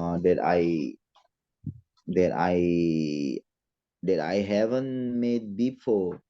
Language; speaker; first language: English; non-native, learner; Indonesian